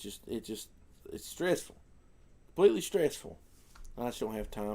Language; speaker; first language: English; native; English